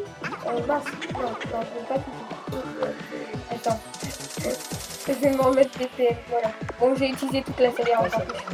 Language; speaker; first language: French; native; French